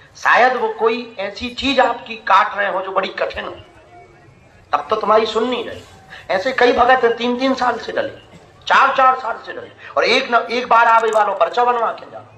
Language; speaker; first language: Hindi; native; Hindi